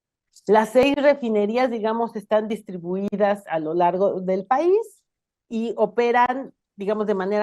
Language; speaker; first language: Spanish; native; Spanish